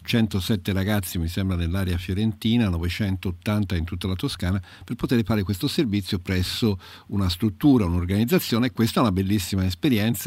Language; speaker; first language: Italian; native; Italian